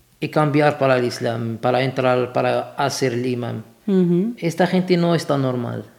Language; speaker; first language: Spanish; non-native, learner; Arabic